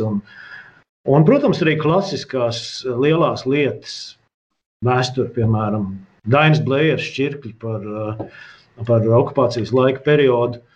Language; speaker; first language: Latvian; native; Latvian